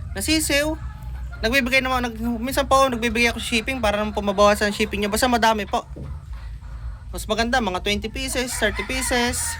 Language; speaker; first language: Filipino; native; Filipino